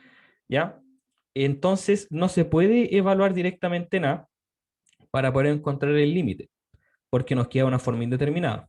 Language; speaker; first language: Spanish; native; Spanish